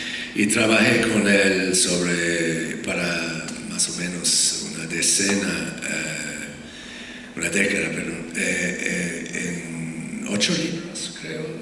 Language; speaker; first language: Spanish; non-native, fluent; English